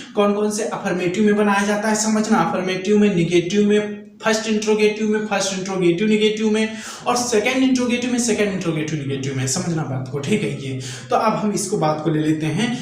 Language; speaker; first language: Hindi; native; Hindi